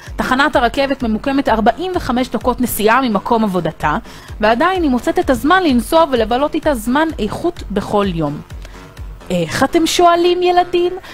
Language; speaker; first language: Hebrew; native; Hebrew